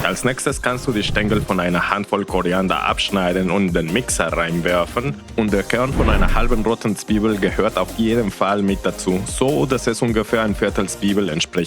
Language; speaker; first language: German; non-native, fluent; Spanish